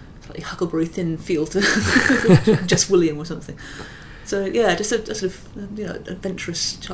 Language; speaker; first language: English; native; English